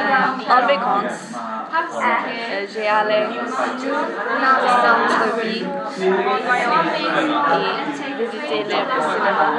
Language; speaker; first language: French; non-native, learner; English